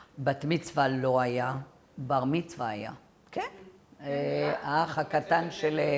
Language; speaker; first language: Hebrew; early bilingual, other home language; French